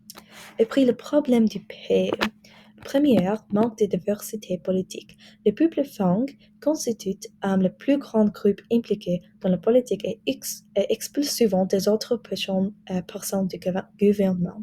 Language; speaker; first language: French; non-native, learner; English